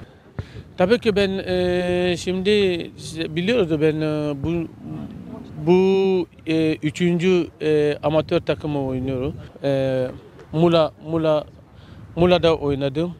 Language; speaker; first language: Turkish; non-native, learner; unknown